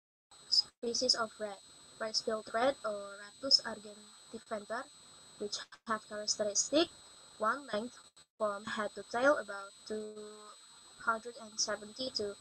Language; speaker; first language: English; non-native, learner; Indonesian